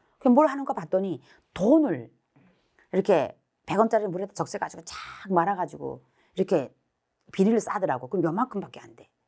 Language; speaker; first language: Korean; native; Korean